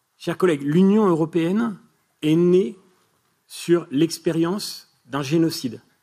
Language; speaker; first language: French; native; French